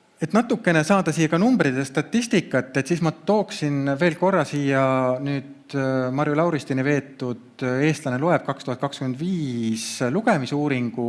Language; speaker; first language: Estonian; native; Estonian